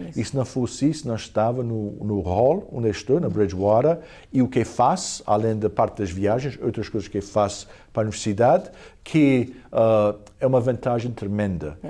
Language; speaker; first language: Portuguese; early bilingual, heritage; Portuguese